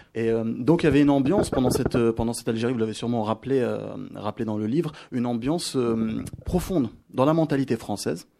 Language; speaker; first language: French; non-native, local second language; Arabic